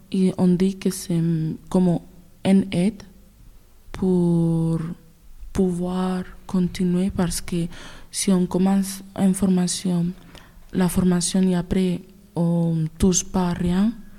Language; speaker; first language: French; non-native, learner; Spanish